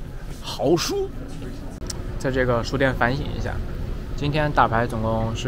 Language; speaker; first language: Chinese; native; Chinese